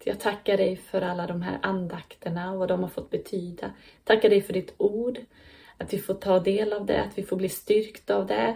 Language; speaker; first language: Swedish; native; Swedish